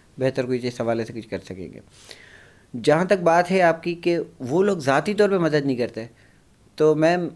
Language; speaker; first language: Urdu; native; Urdu